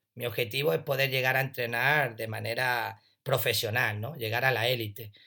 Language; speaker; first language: Spanish; native; Spanish